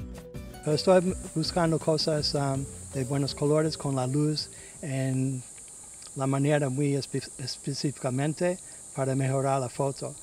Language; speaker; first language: Spanish; non-native, learner; English